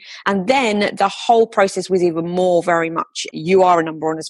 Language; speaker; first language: English; native; English